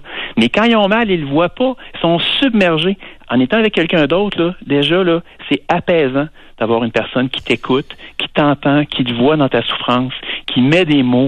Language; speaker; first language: French; native; French